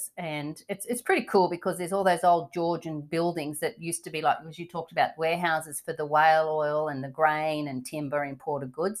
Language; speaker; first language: English; native; English